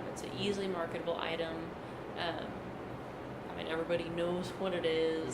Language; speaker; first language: English; native; English